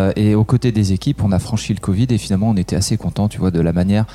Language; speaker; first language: French; native; French